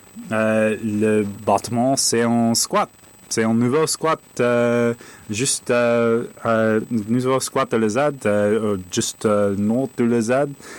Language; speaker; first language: French; non-native, learner; English